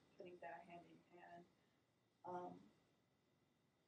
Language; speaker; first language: English; native; English